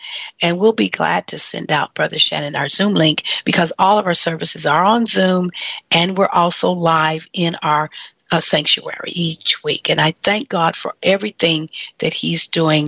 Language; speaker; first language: English; native; English